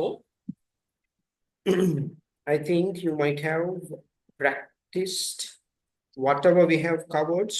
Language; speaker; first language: English; non-native, fluent; Tamil